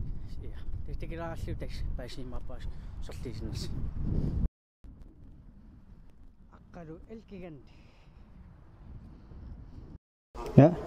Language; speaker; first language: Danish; non-native, local second language; Kalaallisut